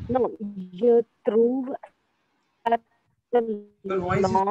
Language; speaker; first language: French; non-native, learner; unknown